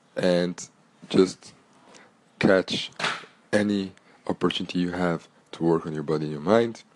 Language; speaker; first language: English; non-native, fluent; French